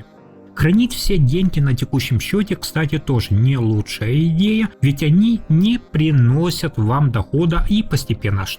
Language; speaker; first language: Russian; native; Russian